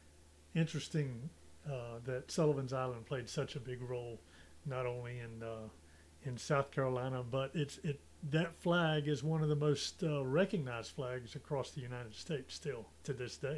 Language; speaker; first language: English; native; English